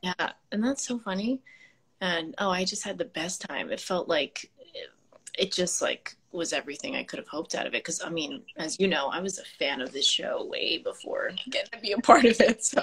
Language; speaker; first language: English; early bilingual, other home language; Spanish